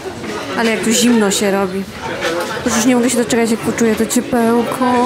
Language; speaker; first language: Polish; native; Polish